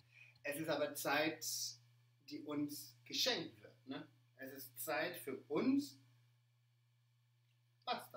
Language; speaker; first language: German; non-native, fluent; French